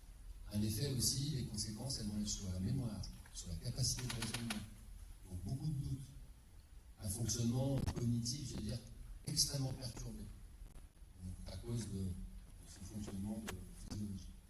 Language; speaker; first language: French; native; French